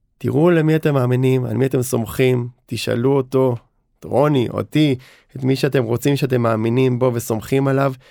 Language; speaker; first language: Hebrew; native; Hebrew